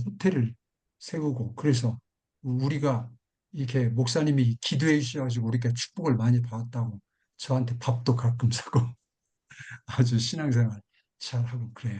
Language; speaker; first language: Korean; native; Korean